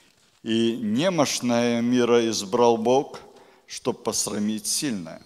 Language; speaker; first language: Polish; non-native, learner; Russian